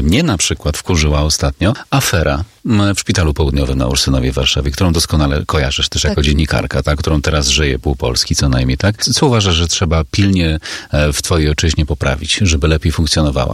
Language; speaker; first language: Polish; native; Polish